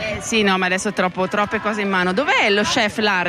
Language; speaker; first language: Italian; native; Italian